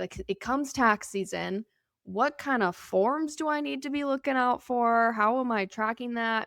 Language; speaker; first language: English; native; English